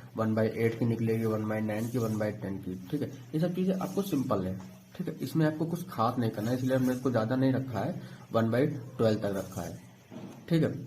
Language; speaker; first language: Hindi; native; Hindi